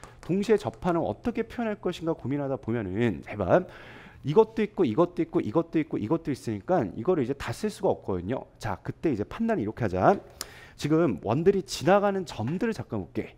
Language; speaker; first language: Korean; native; Korean